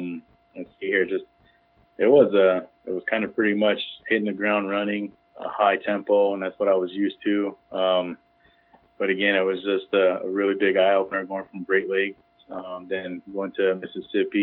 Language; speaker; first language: English; native; English